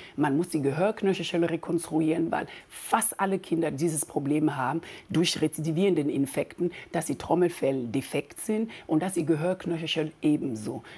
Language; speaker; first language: German; non-native, fluent; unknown